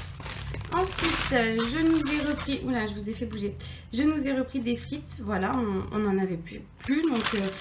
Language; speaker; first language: French; native; French